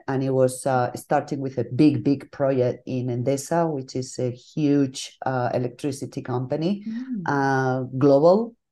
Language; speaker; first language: English; non-native, fluent; Spanish